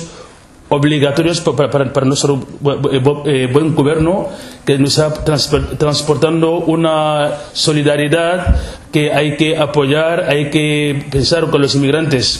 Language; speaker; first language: Spanish; non-native, local second language; Wolof